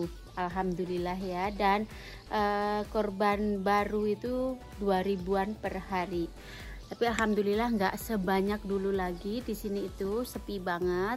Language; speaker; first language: Indonesian; non-native, local second language; Javanese